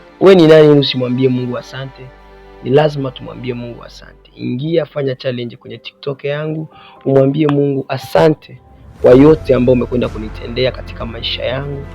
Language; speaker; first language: Swahili; non-native, local second language; Rundi